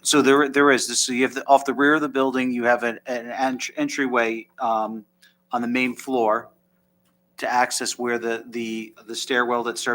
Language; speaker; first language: English; native; English